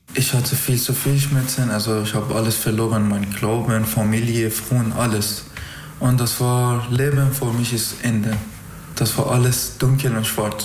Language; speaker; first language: German; non-native, learner; Persian